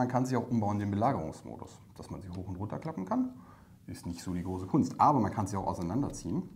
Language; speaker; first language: German; native; German